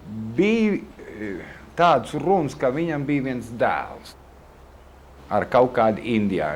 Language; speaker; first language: Latvian; early bilingual, heritage; Latvian